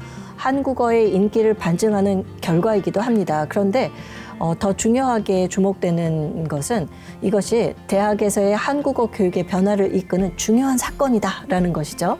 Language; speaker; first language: Korean; native; Korean